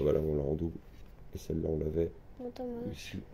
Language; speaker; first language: French; native; French